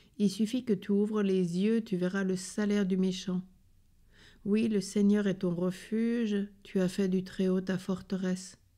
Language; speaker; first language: French; native; French